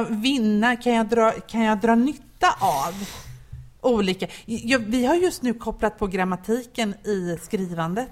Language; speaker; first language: Swedish; native; Swedish